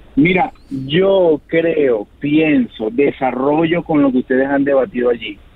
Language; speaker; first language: Spanish; native; Spanish